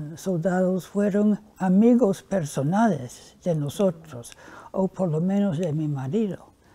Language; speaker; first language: Spanish; non-native, fluent; English